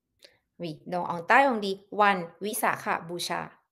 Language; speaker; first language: French; non-native, fluent; Thai